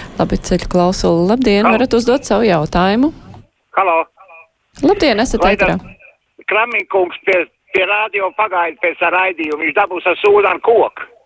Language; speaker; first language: Latvian; native; Latvian